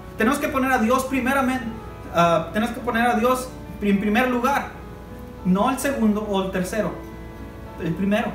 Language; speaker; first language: Spanish; early bilingual, heritage; Spanish